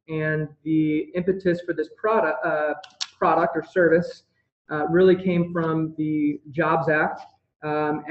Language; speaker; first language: English; native; English